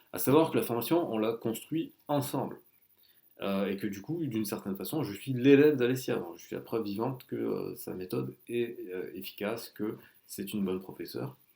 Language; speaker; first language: French; native; French